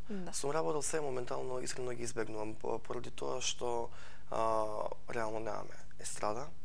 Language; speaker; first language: Macedonian; native; Macedonian